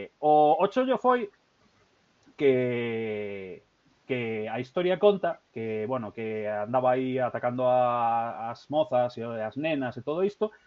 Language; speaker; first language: Galician; native; Galician